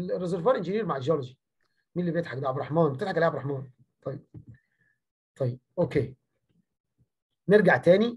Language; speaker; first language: Arabic; native; Arabic